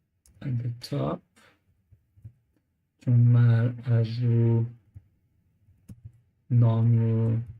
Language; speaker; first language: Korean; non-native, learner; English